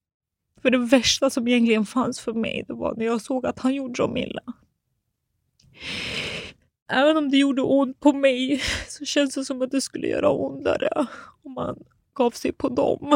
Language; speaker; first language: Swedish; native; Swedish